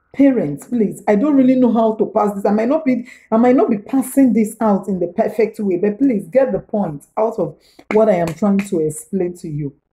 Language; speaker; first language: English; non-native, local second language; Igbo